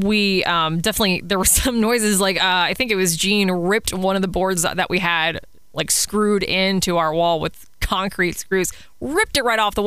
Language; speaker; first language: English; native; English